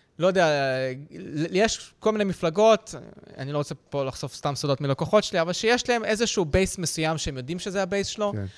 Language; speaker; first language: Hebrew; early bilingual, other home language; Russian